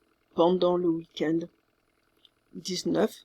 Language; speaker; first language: French; non-native, fluent; English